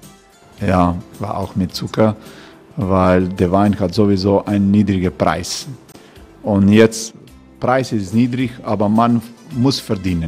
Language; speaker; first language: German; non-native, learner; Croatian